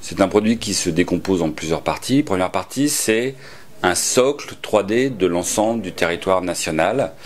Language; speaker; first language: French; native; French